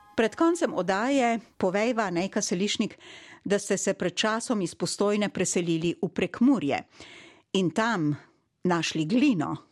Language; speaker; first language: Slovenian; native; Slovenian